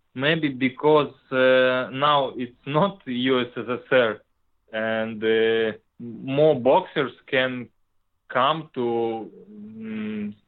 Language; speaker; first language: English; non-native, learner; Russian